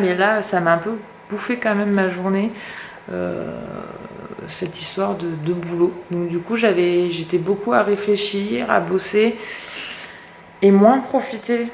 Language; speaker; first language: French; native; French